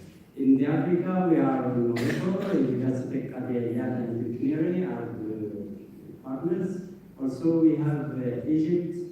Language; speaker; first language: English; non-native, fluent; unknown